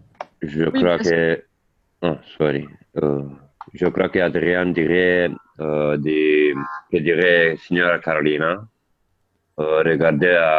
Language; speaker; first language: French; non-native, learner; Italian